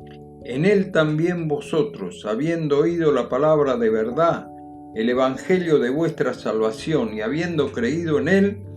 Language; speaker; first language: Spanish; native; Spanish